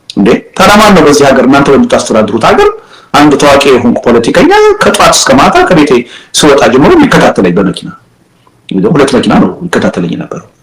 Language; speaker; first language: Amharic; native; Amharic